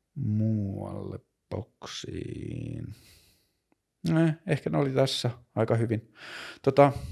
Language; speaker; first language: Finnish; native; Finnish